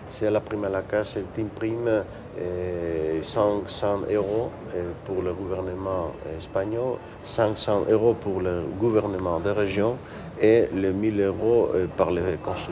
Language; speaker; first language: French; non-native, fluent; Spanish